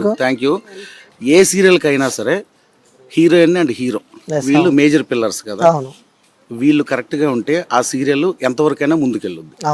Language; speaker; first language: Telugu; native; Telugu